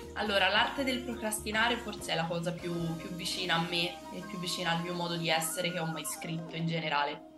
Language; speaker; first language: Italian; native; Italian